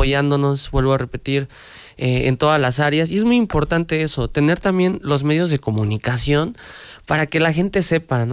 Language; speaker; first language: Spanish; native; Spanish